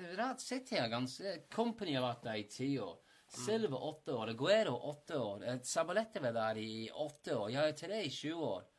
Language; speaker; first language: Norwegian; non-native, fluent; English